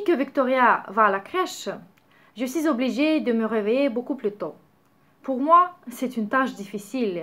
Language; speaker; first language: French; non-native, learner; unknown